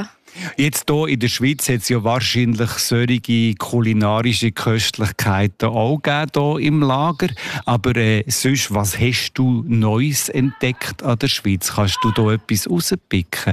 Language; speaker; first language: German; native; German